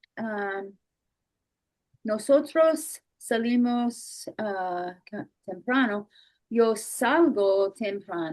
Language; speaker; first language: Spanish; non-native, learner; English